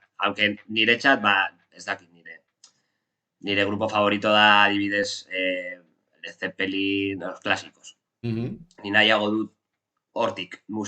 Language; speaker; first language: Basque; non-native, local second language; Spanish